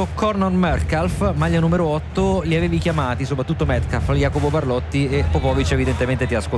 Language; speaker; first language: Italian; native; Italian